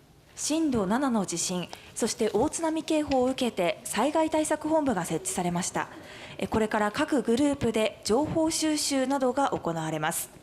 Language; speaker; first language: Japanese; native; Japanese